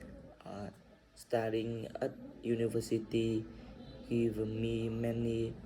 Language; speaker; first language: English; non-native, learner; Vietnamese